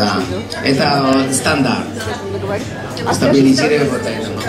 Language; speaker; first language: Russian; non-native, learner; Italian